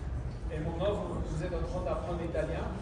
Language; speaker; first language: French; non-native, fluent; Italian